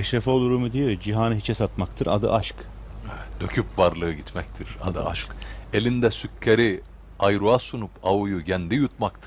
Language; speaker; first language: Turkish; native; Turkish